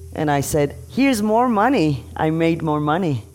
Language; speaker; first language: English; non-native, fluent; Turkish